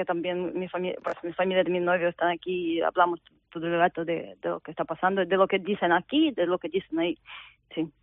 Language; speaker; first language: Spanish; non-native, fluent; Ukrainian